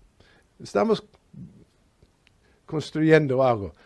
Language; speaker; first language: Spanish; non-native, fluent; English